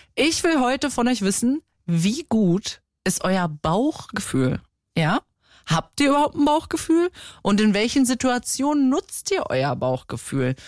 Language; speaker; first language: German; native; German